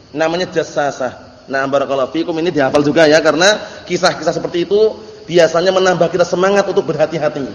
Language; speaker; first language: Indonesian; native; Indonesian